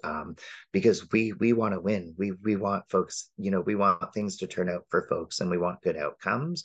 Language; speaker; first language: English; native; English